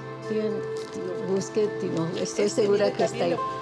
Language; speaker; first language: Spanish; early bilingual, heritage; Spanish